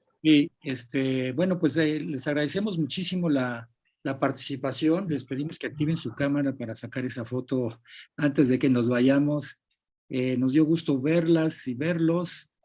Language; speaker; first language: Spanish; native; Spanish